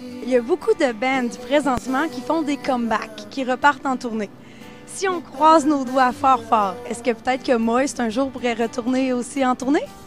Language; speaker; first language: French; native; French